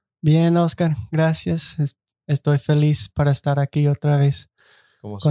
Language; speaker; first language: Spanish; non-native, fluent; English